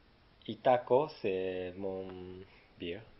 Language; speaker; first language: French; non-native, learner; Japanese